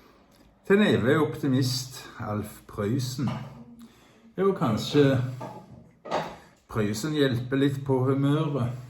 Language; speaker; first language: Norwegian; native; Norwegian